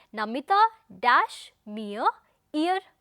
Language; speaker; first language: German; non-native, fluent; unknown